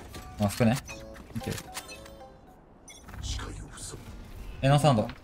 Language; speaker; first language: Japanese; native; Japanese